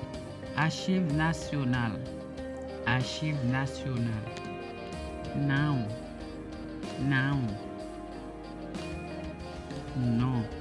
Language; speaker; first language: Portuguese; non-native, learner; Haitian Creole